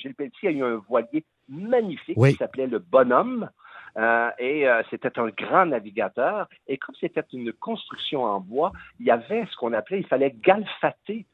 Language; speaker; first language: French; native; French